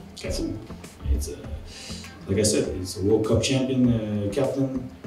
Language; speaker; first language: English; non-native, local second language; French